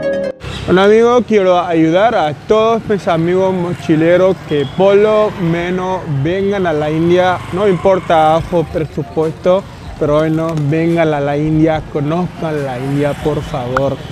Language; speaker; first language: Spanish; non-native, fluent; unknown